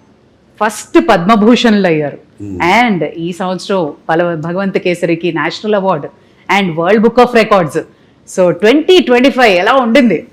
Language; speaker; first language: Telugu; native; Telugu